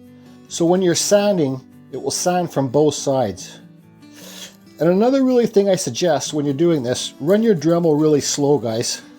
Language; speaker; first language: English; native; English